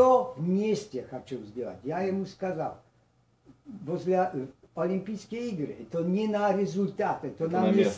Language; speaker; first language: Russian; non-native, learner; Polish